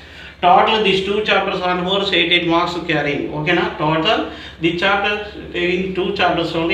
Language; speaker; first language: English; non-native, local second language; Telugu